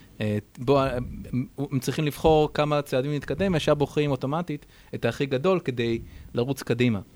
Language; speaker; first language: Hebrew; native; Hebrew